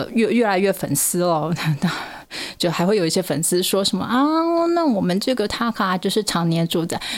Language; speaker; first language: Chinese; native; Chinese